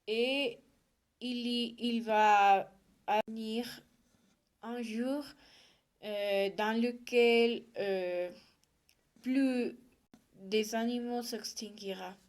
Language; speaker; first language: French; non-native, learner; Spanish